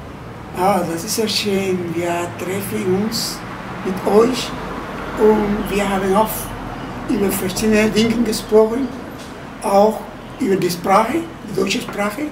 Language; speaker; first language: German; non-native, fluent; Spanish